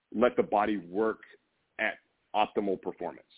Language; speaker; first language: English; native; English